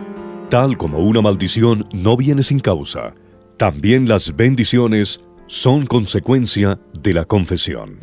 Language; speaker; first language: Spanish; native; Spanish